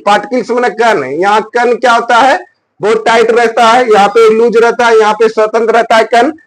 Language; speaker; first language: Hindi; native; Hindi